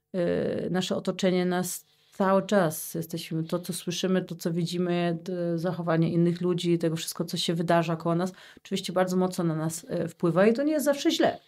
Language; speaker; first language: Polish; early bilingual, heritage; Polish